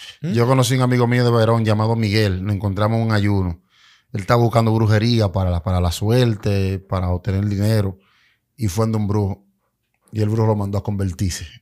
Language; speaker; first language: Spanish; native; Spanish